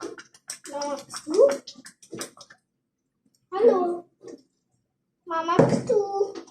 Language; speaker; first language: German; early bilingual, other home language; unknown